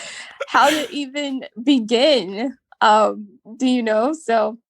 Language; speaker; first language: English; native; English